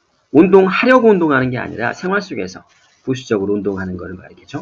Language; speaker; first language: Korean; native; Korean